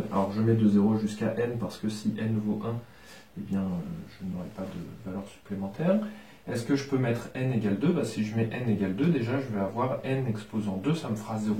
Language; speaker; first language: French; native; French